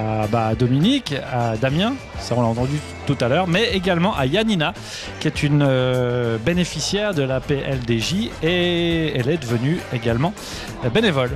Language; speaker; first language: French; native; French